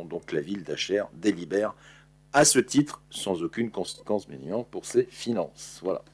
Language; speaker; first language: French; native; French